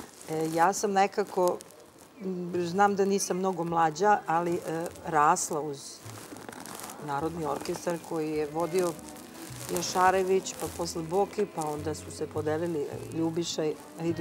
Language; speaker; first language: Serbian; native; Serbian